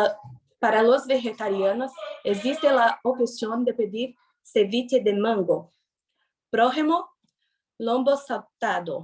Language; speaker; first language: Spanish; non-native, learner; Portuguese